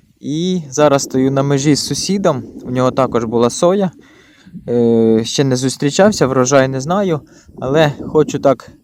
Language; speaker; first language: Ukrainian; native; Ukrainian